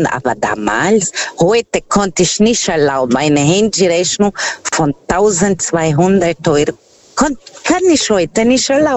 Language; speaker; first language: German; non-native, fluent; Portuguese